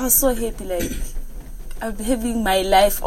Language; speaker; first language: English; non-native, local second language; Zulu